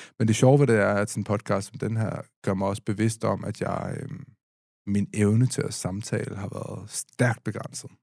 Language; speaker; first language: Danish; native; Danish